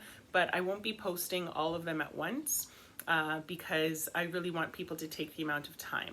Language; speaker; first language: English; native; English